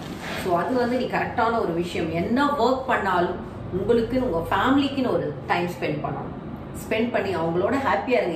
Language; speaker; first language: Tamil; native; Tamil